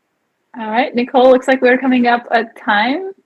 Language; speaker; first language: English; native; English